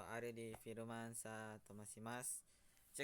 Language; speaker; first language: Japanese; non-native, learner; Indonesian